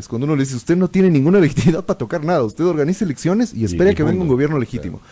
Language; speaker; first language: Spanish; native; Spanish